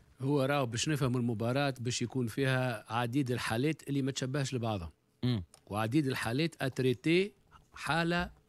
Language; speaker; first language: Arabic; native; Arabic